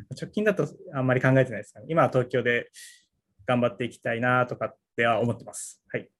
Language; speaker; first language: Japanese; native; Japanese